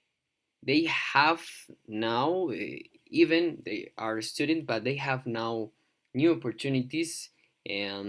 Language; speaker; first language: English; non-native, fluent; Spanish